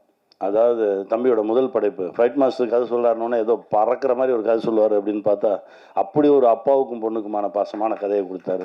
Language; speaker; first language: Tamil; native; Tamil